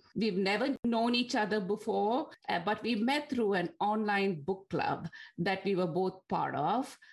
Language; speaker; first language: English; non-native, local second language; Tamil